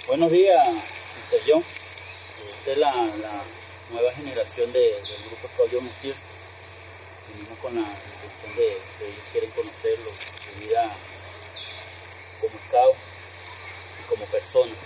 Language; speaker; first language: Spanish; native; Spanish